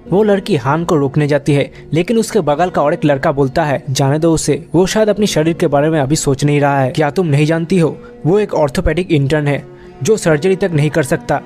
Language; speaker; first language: Hindi; native; Hindi